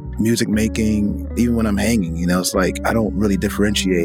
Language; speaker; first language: English; native; English